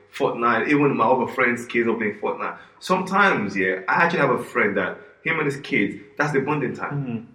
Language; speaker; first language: English; non-native, local second language; Yoruba